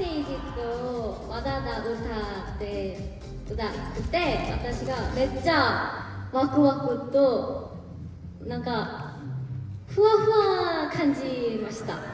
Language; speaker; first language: Japanese; non-native, learner; Korean